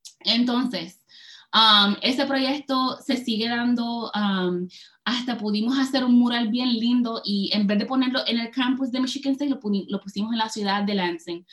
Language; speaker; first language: Spanish; early bilingual, heritage; Spanish